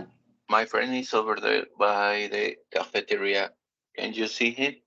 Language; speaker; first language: English; non-native, learner; Spanish